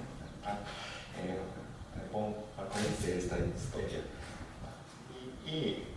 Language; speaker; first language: Portuguese; non-native, learner; Japanese